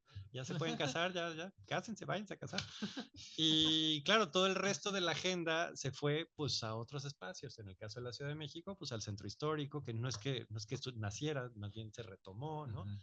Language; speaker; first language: Spanish; native; Spanish